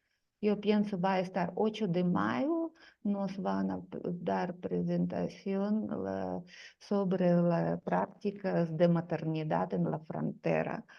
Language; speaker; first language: Spanish; non-native, fluent; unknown